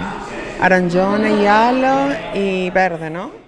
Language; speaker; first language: Italian; non-native, fluent; Spanish